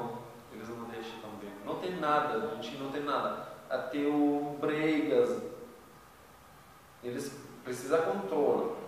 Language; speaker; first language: Portuguese; non-native, learner; Arabic